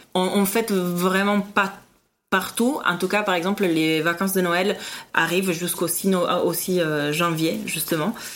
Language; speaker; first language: French; non-native, fluent; Italian